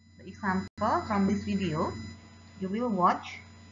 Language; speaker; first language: English; non-native, fluent; Indonesian